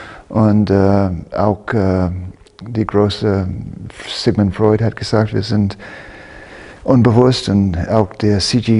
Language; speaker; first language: German; non-native, fluent; English